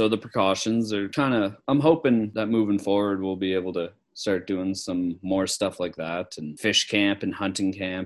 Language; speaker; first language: English; native; English